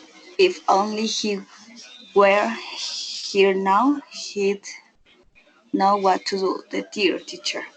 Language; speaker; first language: English; non-native, learner; Spanish